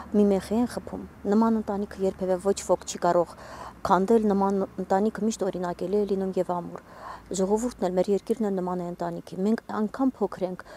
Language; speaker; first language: Armenian; native; Armenian